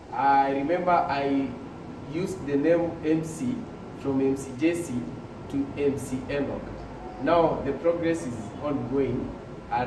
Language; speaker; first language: English; non-native, local second language; Swahili